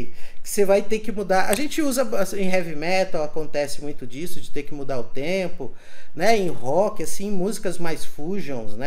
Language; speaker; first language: Portuguese; native; Portuguese